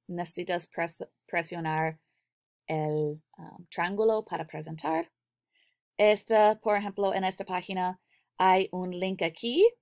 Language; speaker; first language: Spanish; non-native, learner; English